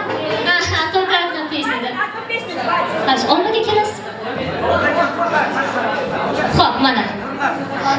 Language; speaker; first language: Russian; non-native, local second language; Uzbek